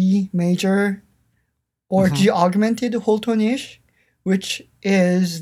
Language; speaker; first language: English; non-native, fluent; Korean